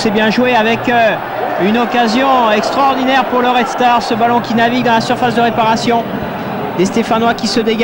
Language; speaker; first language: French; native; French